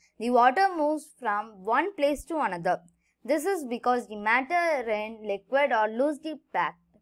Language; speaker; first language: English; non-native, local second language; Tamil